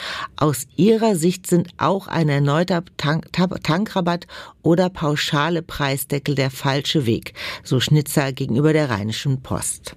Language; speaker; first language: German; native; German